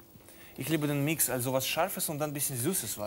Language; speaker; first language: German; non-native, fluent; Russian